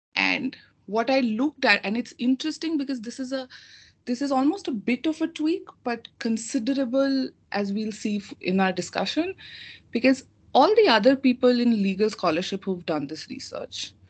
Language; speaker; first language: English; non-native, local second language; Hindi